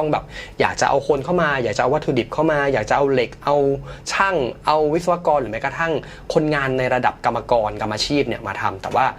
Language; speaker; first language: Thai; native; Thai